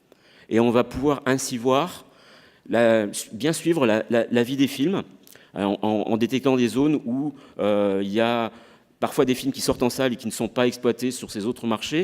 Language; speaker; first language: French; native; French